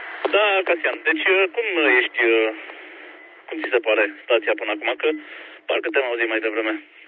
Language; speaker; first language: Romanian; native; Romanian